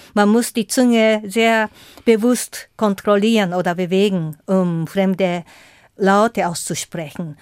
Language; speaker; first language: German; non-native, fluent; Japanese